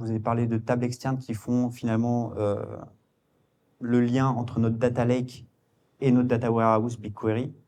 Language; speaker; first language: French; native; French